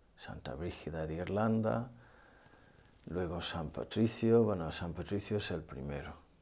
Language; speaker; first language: Spanish; non-native, fluent; English